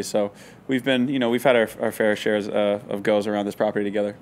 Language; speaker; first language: English; native; English